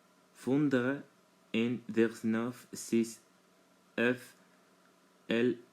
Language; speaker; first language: French; non-native, learner; Spanish